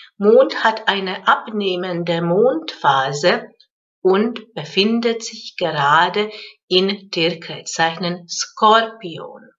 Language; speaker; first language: German; non-native, fluent; Hungarian